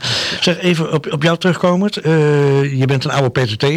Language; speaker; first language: Dutch; native; Dutch